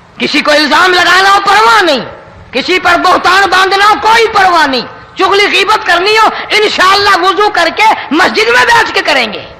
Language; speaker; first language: Urdu; non-native, local second language; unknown